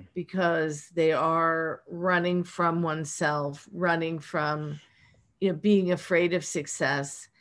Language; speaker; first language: English; native; English